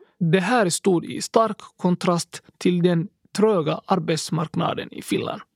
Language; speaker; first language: Swedish; early bilingual, other home language; Somali